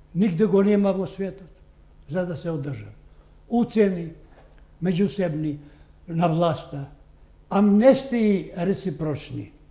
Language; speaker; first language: Macedonian; non-native, local second language; Albanian